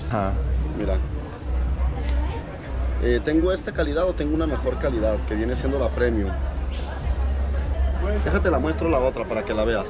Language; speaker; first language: Spanish; native; Spanish